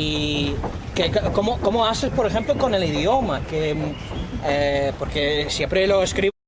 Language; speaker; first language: Spanish; non-native, fluent; English